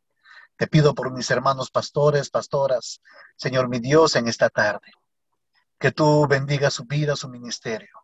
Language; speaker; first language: Spanish; native; Spanish